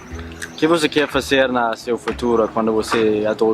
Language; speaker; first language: Portuguese; non-native, learner; Danish